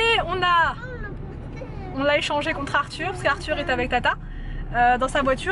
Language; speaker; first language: French; native; French